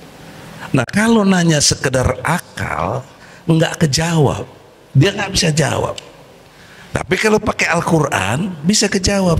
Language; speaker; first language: Indonesian; native; Indonesian